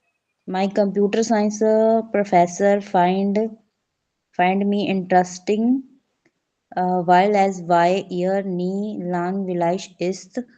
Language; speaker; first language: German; non-native, learner; Hindi